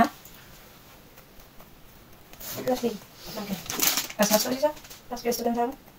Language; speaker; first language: German; non-native, learner; Filipino